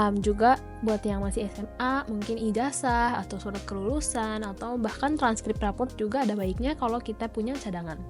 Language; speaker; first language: Indonesian; native; Indonesian